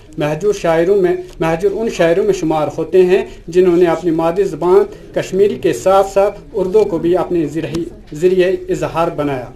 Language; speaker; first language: Urdu; non-native, local second language; Kashmiri